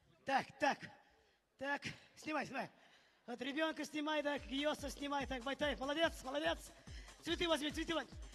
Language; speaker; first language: Russian; non-native, local second language; Uzbek